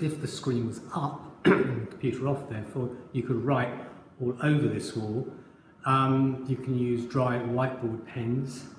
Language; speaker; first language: English; native; English